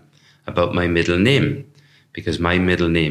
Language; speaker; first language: English; native; English